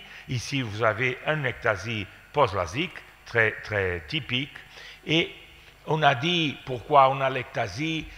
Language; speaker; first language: French; non-native, fluent; Portuguese